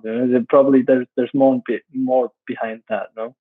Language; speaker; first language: English; non-native, fluent; German